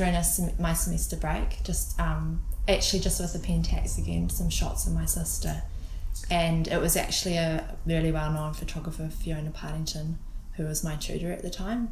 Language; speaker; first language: English; native; English